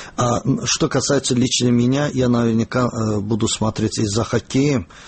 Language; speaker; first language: Russian; non-native, local second language; Azerbaijani